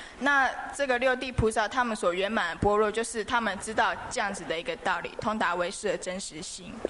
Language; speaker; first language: Chinese; native; Chinese